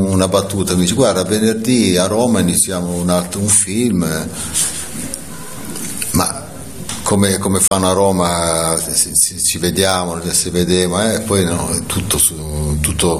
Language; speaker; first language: Italian; native; Italian